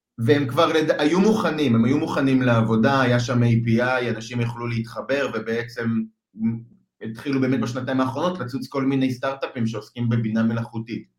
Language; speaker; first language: Hebrew; native; Hebrew